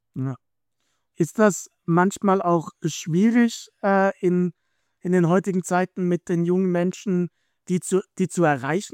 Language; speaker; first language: German; native; German